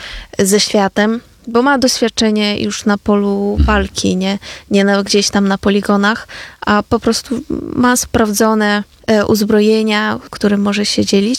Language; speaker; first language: Polish; non-native, fluent; Ukrainian